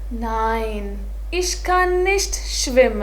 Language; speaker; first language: German; non-native, fluent; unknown